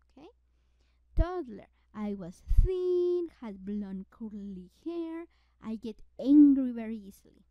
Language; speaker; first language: English; non-native, fluent; Spanish